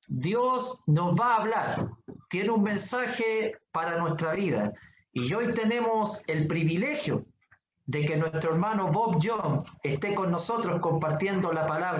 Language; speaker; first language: Spanish; native; Spanish